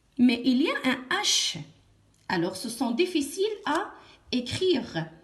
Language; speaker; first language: French; non-native, local second language; Arabic